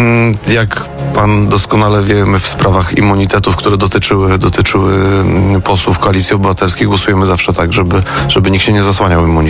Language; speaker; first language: Polish; native; Polish